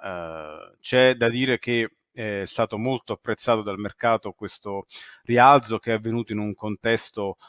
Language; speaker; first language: Italian; native; Italian